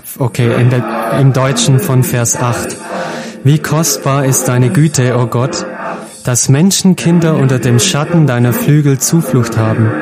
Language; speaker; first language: German; non-native, fluent; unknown